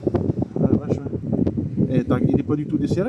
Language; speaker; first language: French; native; French